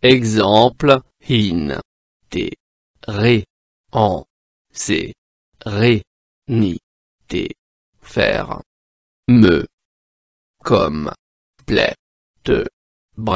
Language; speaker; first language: French; non-native, local second language; Arabic